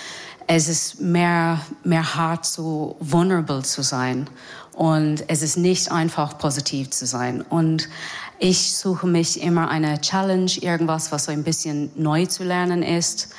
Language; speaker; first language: German; non-native, fluent; English